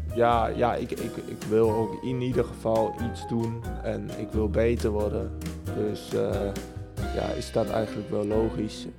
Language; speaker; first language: Dutch; early bilingual, heritage; Dutch